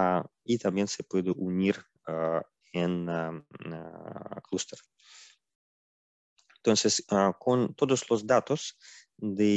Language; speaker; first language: Spanish; non-native, fluent; Russian